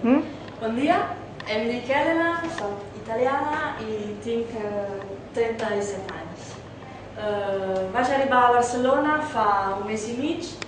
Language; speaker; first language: Catalan; non-native, learner; Italian